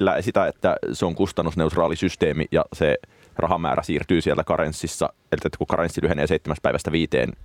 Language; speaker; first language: Finnish; native; Finnish